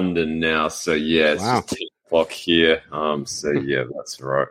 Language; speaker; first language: English; native; English